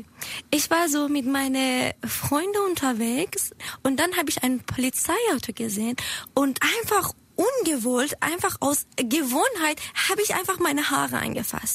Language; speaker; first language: German; non-native, fluent; Persian